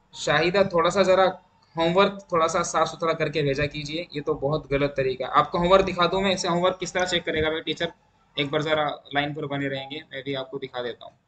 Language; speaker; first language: Hindi; native; Hindi